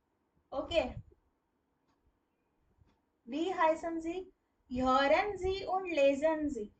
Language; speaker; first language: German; non-native, fluent; Hindi